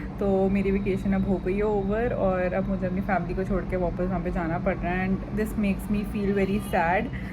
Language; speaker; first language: Hindi; native; Hindi